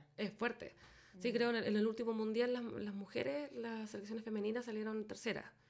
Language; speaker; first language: Spanish; native; Spanish